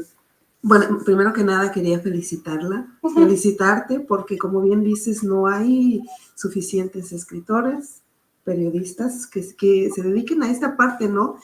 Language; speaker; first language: Spanish; native; Spanish